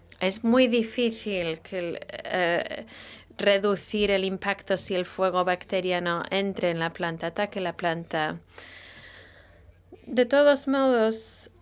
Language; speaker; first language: Spanish; non-native, fluent; Italian